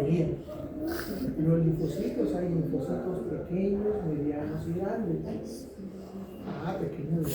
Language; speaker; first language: Spanish; native; Spanish